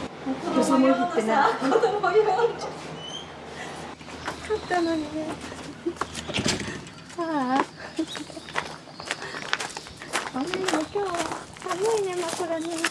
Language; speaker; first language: Japanese; native; Japanese